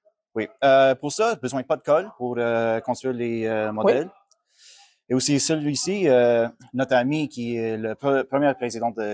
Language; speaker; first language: French; non-native, local second language; English